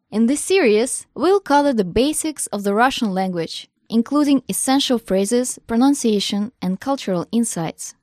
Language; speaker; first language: English; non-native, fluent; Russian